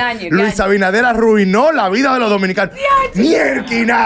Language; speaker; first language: Spanish; native; Spanish